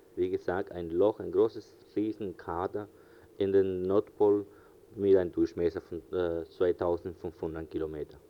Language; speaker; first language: German; non-native, fluent; Spanish